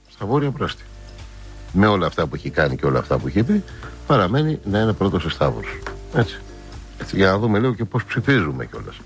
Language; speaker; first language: Greek; native; Greek